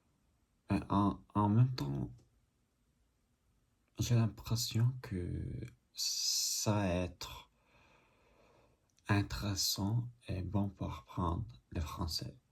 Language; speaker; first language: French; non-native, learner; English